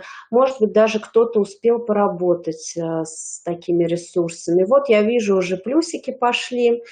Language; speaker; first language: Russian; native; Russian